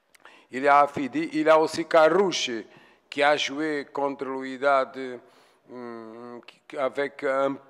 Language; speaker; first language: French; non-native, fluent; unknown